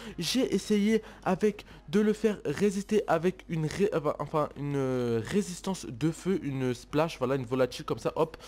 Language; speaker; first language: French; native; French